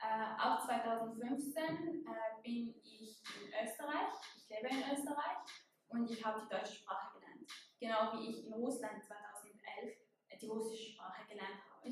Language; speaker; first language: German; non-native, fluent; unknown